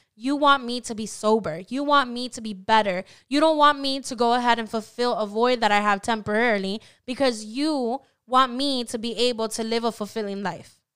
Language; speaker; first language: English; native; English